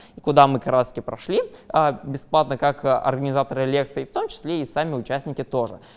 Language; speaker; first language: Russian; native; Russian